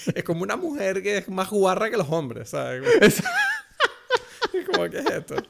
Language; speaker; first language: Spanish; native; Spanish